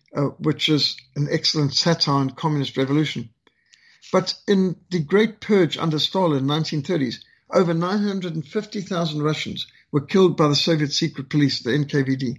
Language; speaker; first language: English; native; English